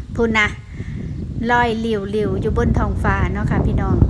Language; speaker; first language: Thai; native; Thai